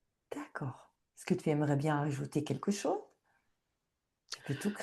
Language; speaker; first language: French; native; French